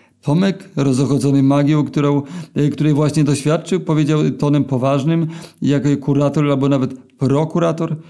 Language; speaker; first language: Polish; native; Polish